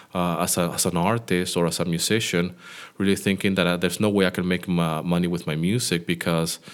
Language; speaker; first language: English; non-native, fluent; Greek